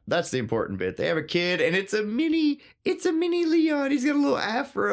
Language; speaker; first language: English; native; English